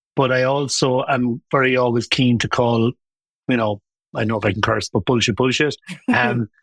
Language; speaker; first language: English; native; English